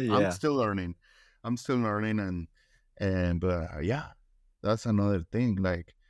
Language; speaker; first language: English; non-native, learner; Spanish